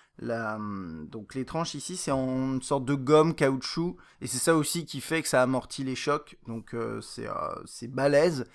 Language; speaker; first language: French; native; French